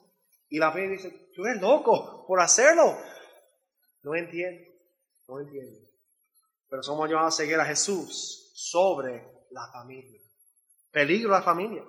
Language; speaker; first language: Spanish; non-native, learner; English